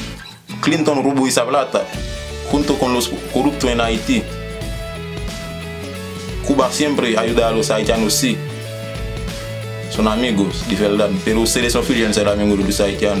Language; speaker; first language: Spanish; non-native, fluent; Haitian Creole